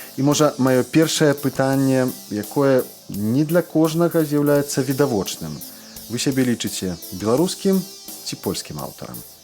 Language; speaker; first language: Belarusian; native; Belarusian